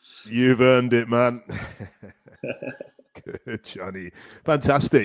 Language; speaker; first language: English; native; English